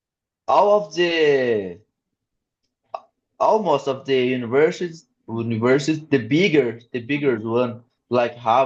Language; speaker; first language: English; non-native, learner; Portuguese